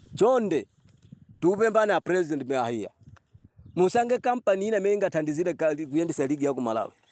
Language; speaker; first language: Nyanja; native; Nyanja